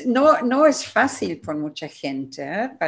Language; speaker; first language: Spanish; non-native, fluent; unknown